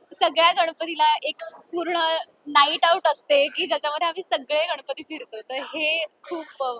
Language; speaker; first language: Marathi; native; Marathi